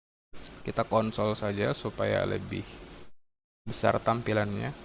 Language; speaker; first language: Indonesian; native; Indonesian